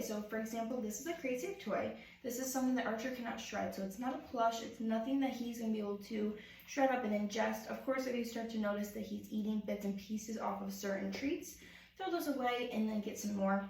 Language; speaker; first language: English; native; English